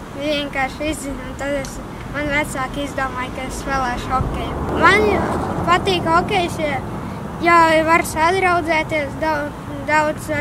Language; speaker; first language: Latvian; native; Latvian